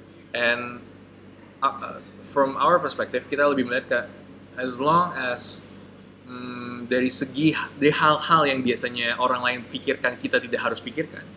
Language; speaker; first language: Indonesian; native; Indonesian